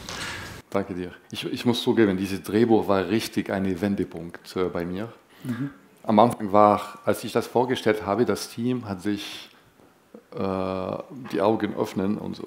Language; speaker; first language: German; non-native, fluent; Arabic